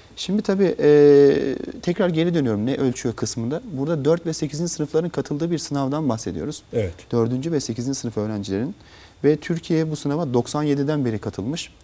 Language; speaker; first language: Turkish; native; Turkish